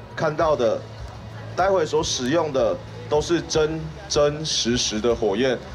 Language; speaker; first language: Chinese; native; Chinese